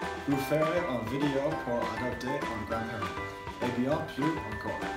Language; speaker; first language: French; non-native, learner; English